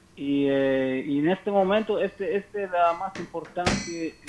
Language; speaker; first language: Spanish; non-native, learner; Hebrew